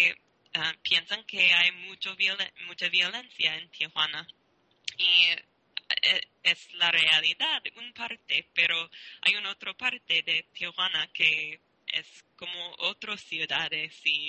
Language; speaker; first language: Spanish; non-native, learner; English